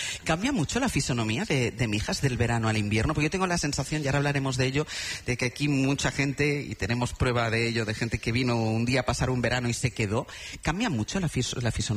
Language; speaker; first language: Spanish; native; Spanish